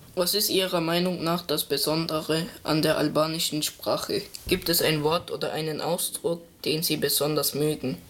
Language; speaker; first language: German; native; German